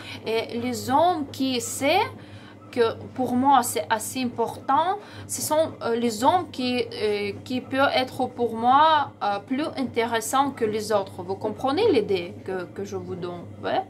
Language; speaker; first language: French; non-native, learner; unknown